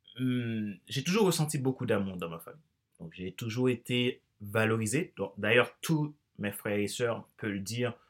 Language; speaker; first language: French; non-native, local second language; Haitian Creole